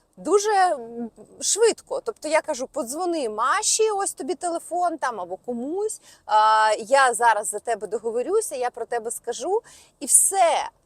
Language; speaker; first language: Ukrainian; non-native, local second language; Russian